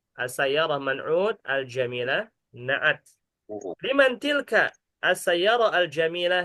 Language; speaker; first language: Arabic; non-native, fluent; Indonesian